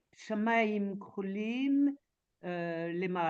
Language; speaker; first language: Hebrew; non-native, learner; French